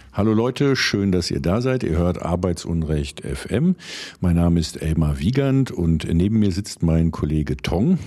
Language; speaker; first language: German; native; German